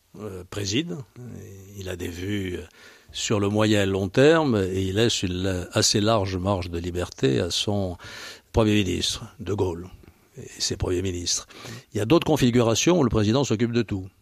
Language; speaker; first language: French; native; French